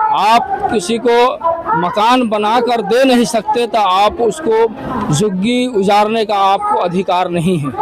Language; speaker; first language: Hindi; native; Hindi